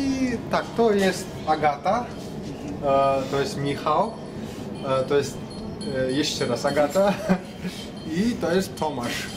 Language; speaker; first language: Polish; non-native, learner; Kazakh